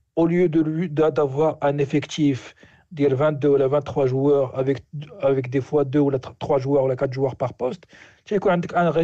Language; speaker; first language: French; non-native, local second language; Arabic